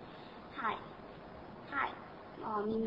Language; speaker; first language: Japanese; non-native, learner; Burmese